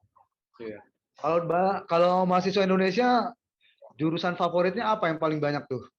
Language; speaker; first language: Indonesian; native; Indonesian